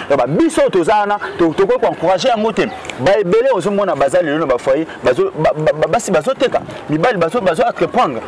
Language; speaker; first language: Lingala; native; Lingala